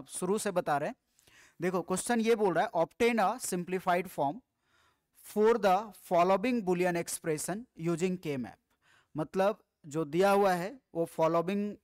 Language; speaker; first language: Hindi; native; Hindi